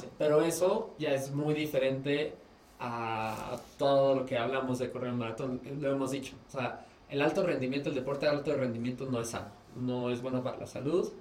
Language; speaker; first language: Spanish; native; Spanish